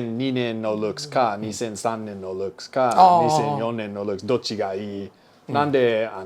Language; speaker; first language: Japanese; non-native, learner; English